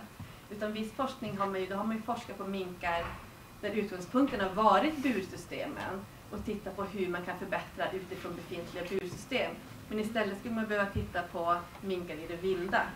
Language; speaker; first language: Swedish; native; Swedish